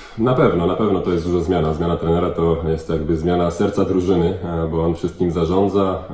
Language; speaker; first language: Polish; early bilingual, heritage; French